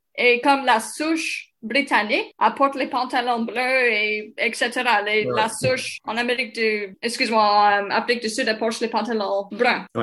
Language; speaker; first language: French; non-native, local second language; English